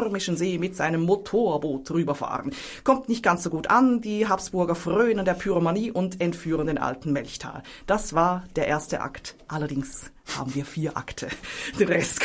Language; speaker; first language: German; native; German